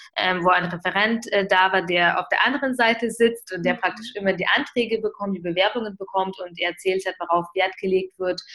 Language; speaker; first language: German; early bilingual, other home language; Ukrainian